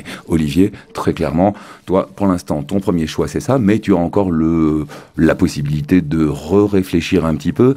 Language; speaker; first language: French; native; French